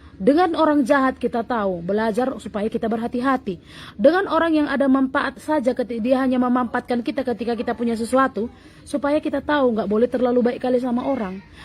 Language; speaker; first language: Indonesian; native; Indonesian